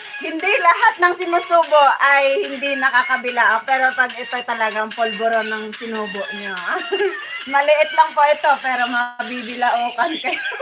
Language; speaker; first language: Filipino; non-native, local second language; Hiligaynon